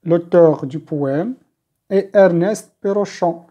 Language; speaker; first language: French; non-native, local second language; Arabic